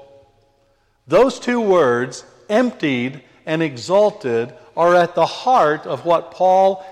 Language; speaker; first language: English; native; English